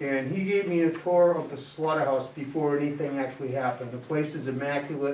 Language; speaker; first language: English; native; English